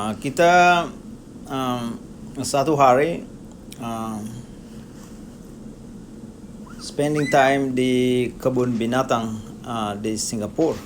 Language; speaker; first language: Indonesian; non-native, local second language; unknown